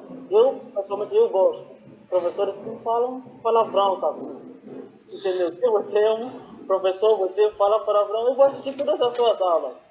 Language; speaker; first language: Portuguese; non-native, fluent; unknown